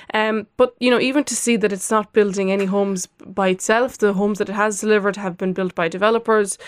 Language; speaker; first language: English; non-native, fluent; Lithuanian